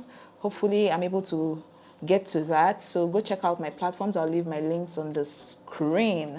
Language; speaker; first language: English; native; English